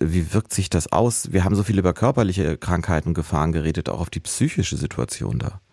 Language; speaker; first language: German; native; German